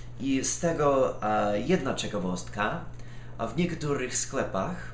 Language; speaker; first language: Polish; non-native, fluent; English